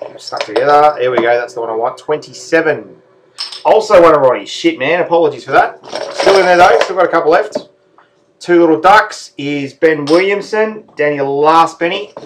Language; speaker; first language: English; native; English